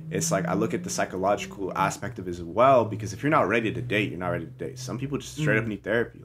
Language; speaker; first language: English; native; English